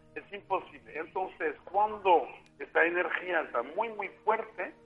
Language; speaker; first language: Spanish; non-native, fluent; French